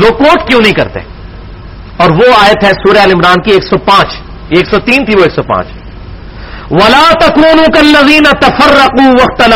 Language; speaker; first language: Urdu; non-native, local second language; Punjabi